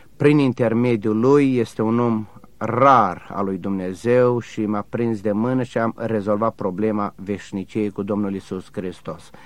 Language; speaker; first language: Romanian; native; Romanian